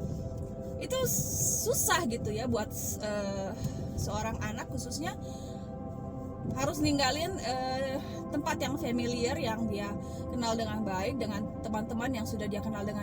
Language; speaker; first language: Indonesian; native; Indonesian